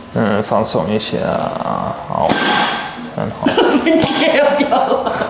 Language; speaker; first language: Chinese; non-native, learner; English